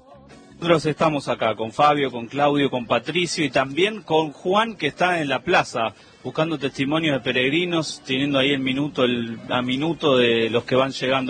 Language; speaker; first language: Spanish; native; Spanish